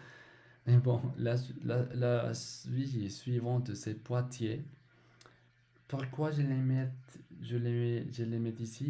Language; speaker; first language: French; non-native, learner; Spanish